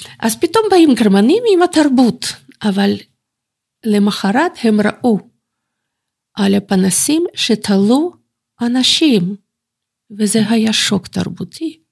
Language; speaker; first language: Hebrew; non-native, fluent; Russian